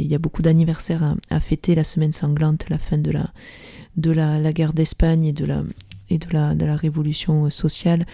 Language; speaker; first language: French; native; French